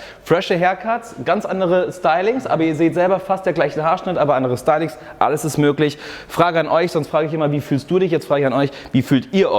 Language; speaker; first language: German; native; German